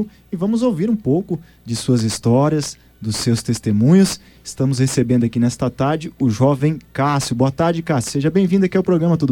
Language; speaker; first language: Portuguese; native; Portuguese